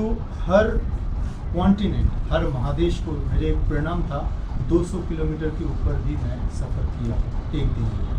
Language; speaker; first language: Hindi; non-native, local second language; Bangla